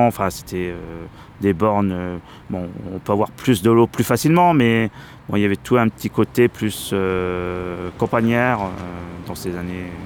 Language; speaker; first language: French; native; French